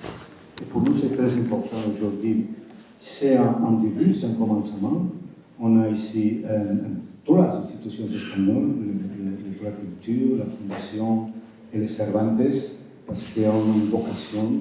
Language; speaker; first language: French; non-native, fluent; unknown